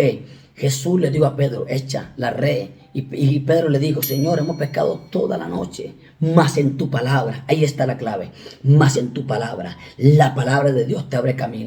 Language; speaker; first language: Spanish; native; Spanish